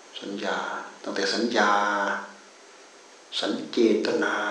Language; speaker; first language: Thai; native; Thai